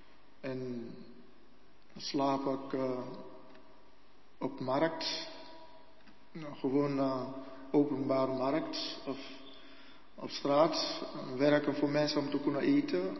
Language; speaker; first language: Dutch; non-native, learner; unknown